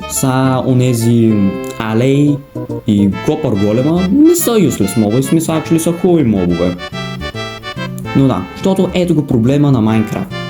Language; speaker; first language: Bulgarian; native; Bulgarian